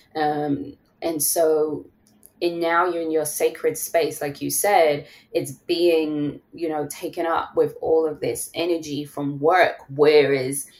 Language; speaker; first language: English; native; English